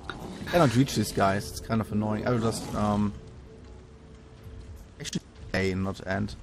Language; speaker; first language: English; non-native, fluent; German